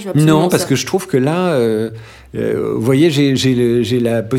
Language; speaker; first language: French; native; French